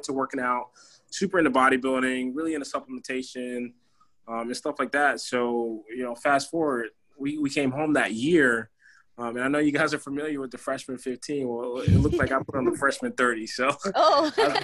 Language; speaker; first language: English; native; English